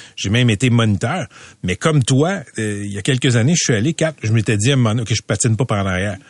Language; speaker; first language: French; native; French